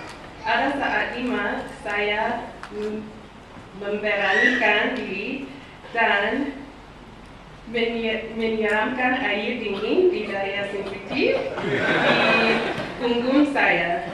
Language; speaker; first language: Indonesian; non-native, learner; English